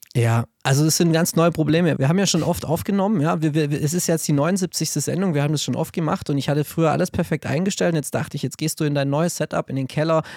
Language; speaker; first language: German; native; German